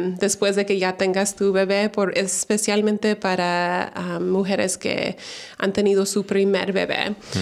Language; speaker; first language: Spanish; early bilingual, heritage; Spanish